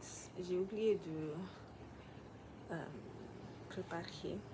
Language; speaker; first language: French; non-native, learner; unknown